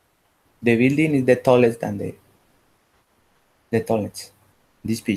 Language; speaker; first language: English; non-native, learner; Spanish